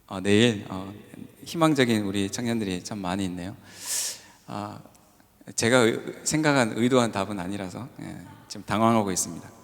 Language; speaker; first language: Korean; native; Korean